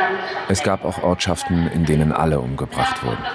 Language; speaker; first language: German; native; German